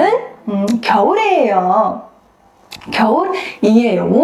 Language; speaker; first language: Korean; non-native, fluent; Mongolian